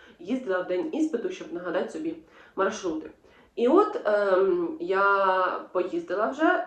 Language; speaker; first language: Ukrainian; non-native, local second language; Russian